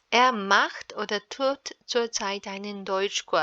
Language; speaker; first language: German; non-native, fluent; Serbian